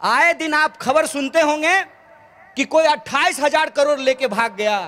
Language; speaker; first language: Hindi; native; Hindi